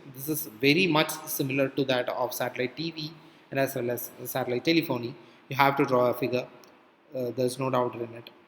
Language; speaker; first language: English; non-native, local second language; Malayalam